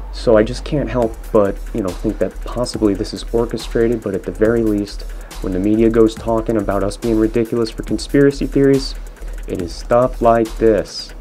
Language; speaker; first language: English; native; English